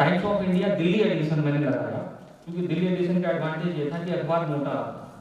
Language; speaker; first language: Hindi; non-native, local second language; Maithili